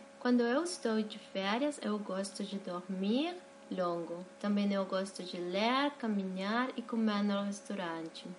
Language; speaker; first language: Portuguese; non-native, learner; Spanish